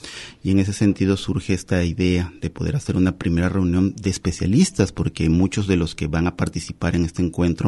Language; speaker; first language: Spanish; native; Spanish